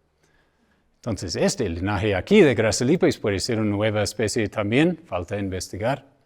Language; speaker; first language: Spanish; non-native, fluent; English